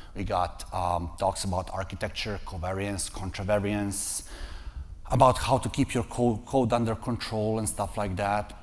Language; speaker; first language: English; non-native, fluent; Serbian